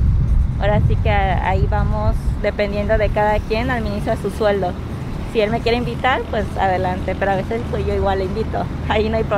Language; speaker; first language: Spanish; native; Spanish